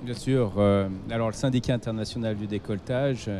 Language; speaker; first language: French; native; French